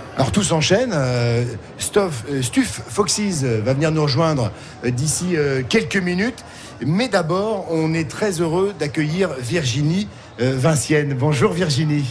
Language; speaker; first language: French; native; French